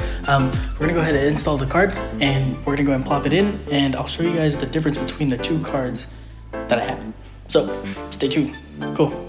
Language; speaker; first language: English; native; English